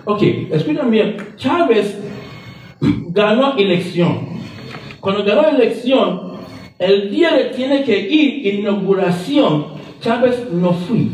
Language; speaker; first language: Spanish; non-native, learner; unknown